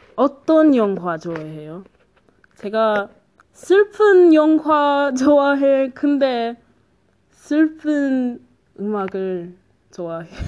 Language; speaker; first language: Korean; non-native, learner; English